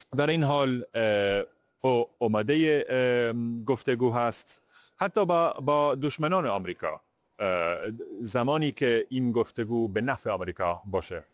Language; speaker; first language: Persian; non-native, learner; English